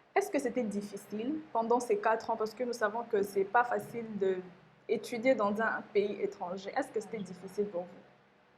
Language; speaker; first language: French; non-native, local second language; Lingala